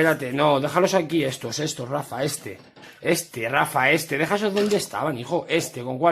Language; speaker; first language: Spanish; native; Spanish